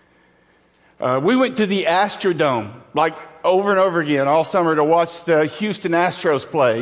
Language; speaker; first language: English; native; English